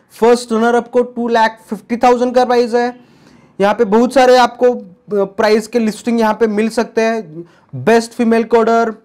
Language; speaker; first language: Hindi; non-native, local second language; Marathi